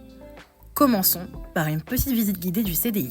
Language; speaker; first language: French; native; French